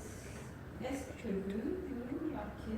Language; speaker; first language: French; non-native, learner; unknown